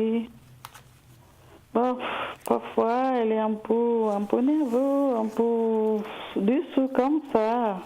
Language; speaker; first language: French; non-native, learner; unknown